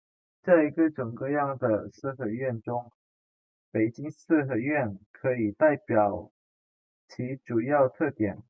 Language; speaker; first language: Chinese; non-native, fluent; Indonesian